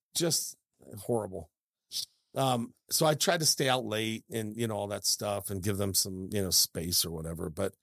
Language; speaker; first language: English; native; English